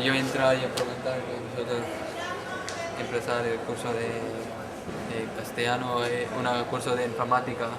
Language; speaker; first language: Spanish; non-native, learner; Punjabi